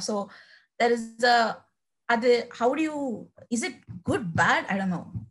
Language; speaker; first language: English; non-native, local second language; Tamil